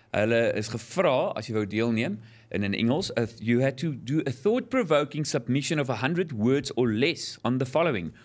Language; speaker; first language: English; non-native, local second language; Afrikaans